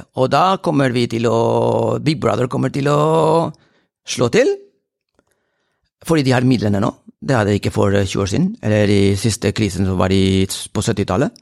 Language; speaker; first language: Norwegian; non-native, fluent; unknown